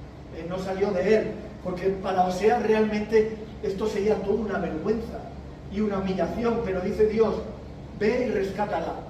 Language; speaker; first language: Spanish; native; Spanish